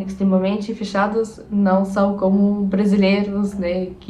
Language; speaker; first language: Portuguese; non-native, fluent; Russian